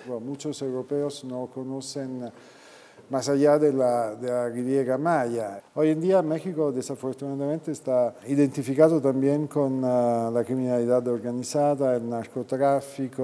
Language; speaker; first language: Spanish; non-native, fluent; Italian